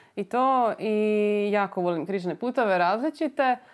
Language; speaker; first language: Croatian; native; Croatian